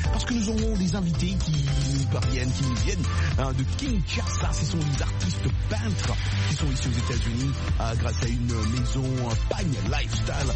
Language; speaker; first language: French; non-native, local second language; Lingala